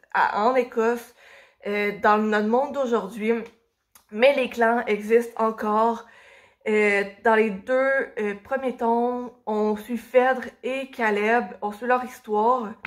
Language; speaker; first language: French; native; French